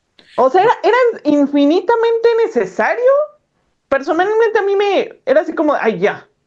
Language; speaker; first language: Spanish; native; Spanish